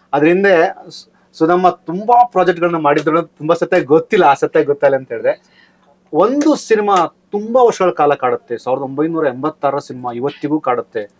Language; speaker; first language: Kannada; native; Kannada